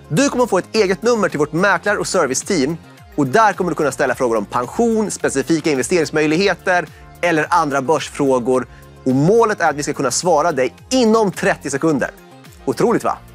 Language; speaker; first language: Swedish; native; Swedish